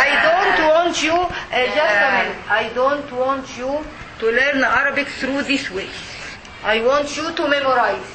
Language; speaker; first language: English; non-native, fluent; Arabic